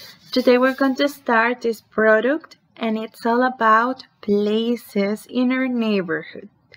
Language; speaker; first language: English; non-native, fluent; Spanish